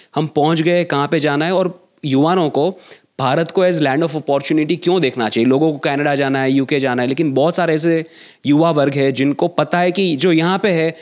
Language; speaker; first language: Hindi; non-native, local second language; Gujarati